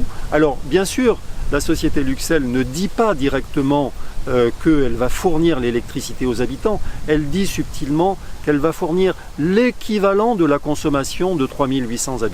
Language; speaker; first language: French; native; French